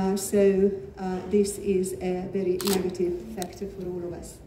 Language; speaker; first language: English; non-native, fluent; Hungarian